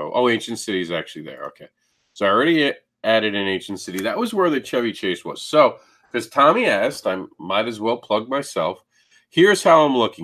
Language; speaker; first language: English; native; English